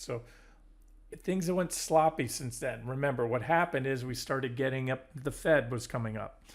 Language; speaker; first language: English; native; English